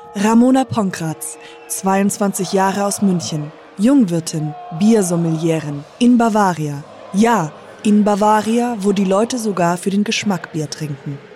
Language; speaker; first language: German; non-native, fluent; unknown